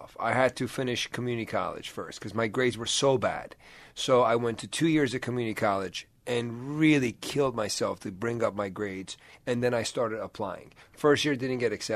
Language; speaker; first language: English; native; English